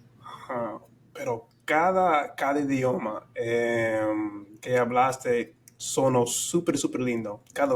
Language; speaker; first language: Spanish; non-native, fluent; English